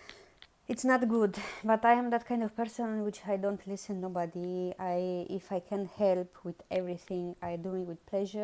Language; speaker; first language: English; non-native, learner; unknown